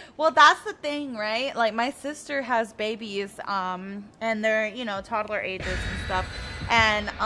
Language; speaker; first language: English; early bilingual, other home language; Spanish